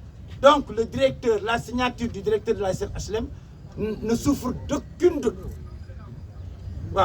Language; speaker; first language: French; non-native, local second language; Wolof